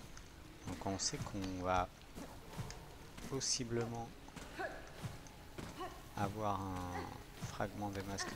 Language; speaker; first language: French; native; French